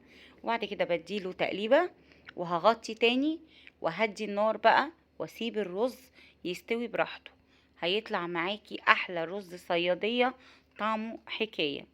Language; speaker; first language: Arabic; native; Arabic